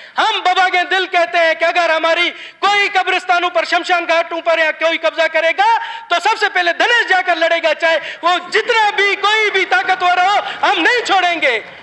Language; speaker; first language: Urdu; non-native, local second language; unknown